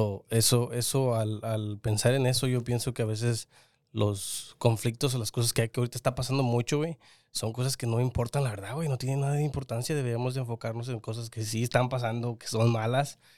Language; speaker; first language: Spanish; early bilingual, heritage; Spanish